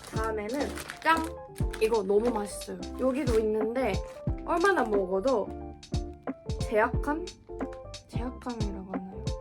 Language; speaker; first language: Korean; non-native, fluent; Japanese